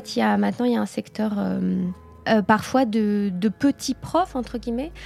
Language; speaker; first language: French; native; French